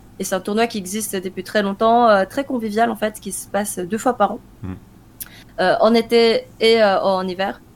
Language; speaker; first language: French; early bilingual, other home language; Korean